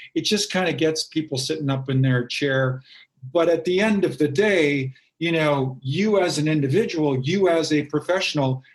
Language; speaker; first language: English; native; English